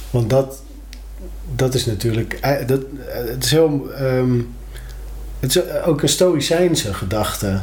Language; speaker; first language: Dutch; native; Dutch